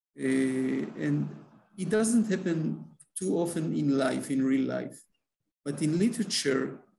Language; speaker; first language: English; non-native, fluent; Hebrew